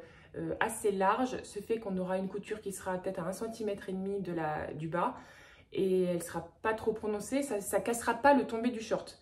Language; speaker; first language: French; native; French